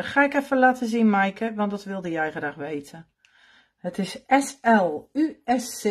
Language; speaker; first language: Dutch; native; Dutch